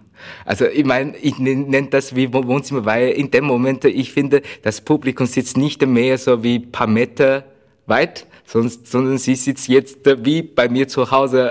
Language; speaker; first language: German; non-native, learner; Chinese